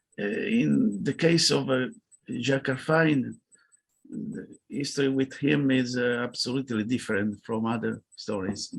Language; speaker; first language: English; non-native, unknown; Italian